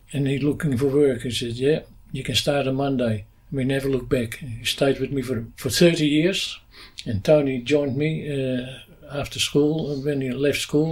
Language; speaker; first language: English; non-native, fluent; Dutch